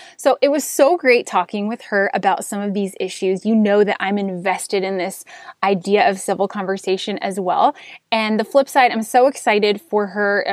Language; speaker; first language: English; native; English